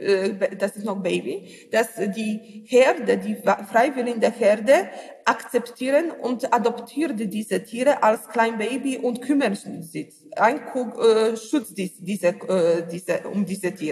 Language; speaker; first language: German; non-native, learner; Polish